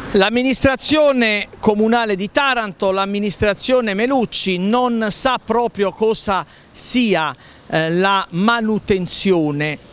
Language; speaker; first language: Italian; native; Italian